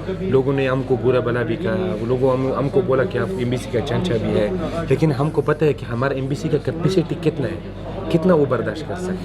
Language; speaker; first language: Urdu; non-native, local second language; Pashto